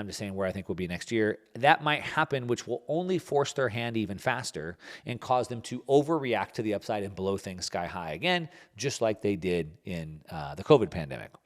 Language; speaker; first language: English; native; English